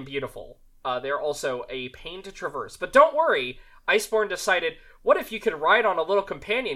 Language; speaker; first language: English; native; English